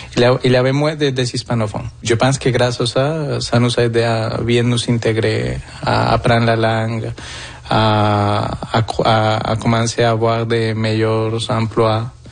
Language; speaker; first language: French; non-native, fluent; Spanish